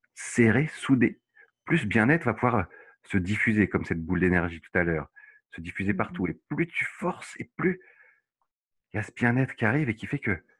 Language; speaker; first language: French; native; French